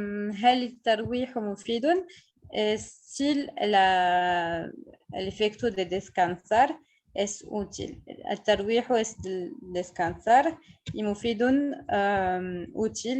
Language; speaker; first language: Spanish; non-native, fluent; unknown